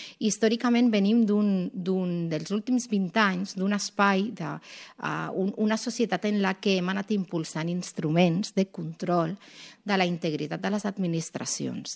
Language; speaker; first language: Catalan; non-native, local second language; Spanish